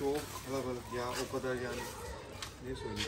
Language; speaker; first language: Turkish; non-native, learner; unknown